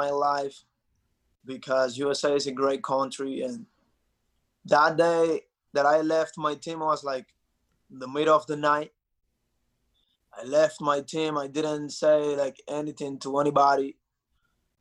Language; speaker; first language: English; non-native, fluent; Spanish